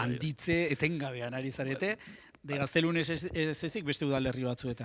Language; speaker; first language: Basque; native; Basque